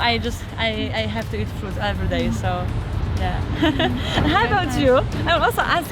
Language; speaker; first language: English; non-native, fluent; Polish